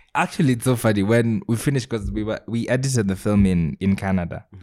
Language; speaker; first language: English; non-native, local second language; Gusii